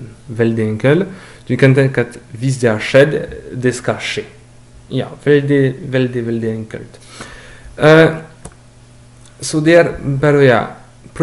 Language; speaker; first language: Norwegian; non-native, learner; French